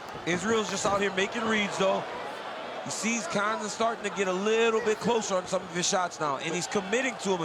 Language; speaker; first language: English; native; English